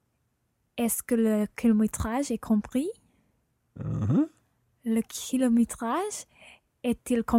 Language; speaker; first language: French; non-native, learner; English